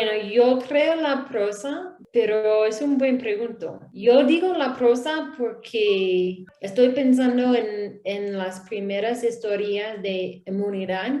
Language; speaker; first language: Spanish; non-native, learner; English